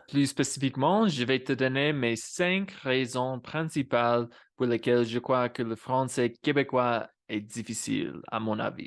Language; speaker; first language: French; non-native, fluent; English